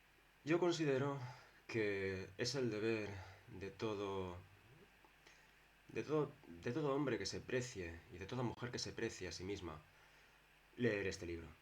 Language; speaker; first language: Spanish; native; Spanish